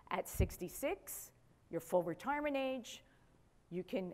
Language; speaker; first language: English; native; English